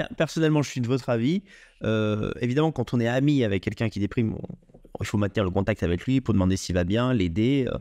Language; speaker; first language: French; native; French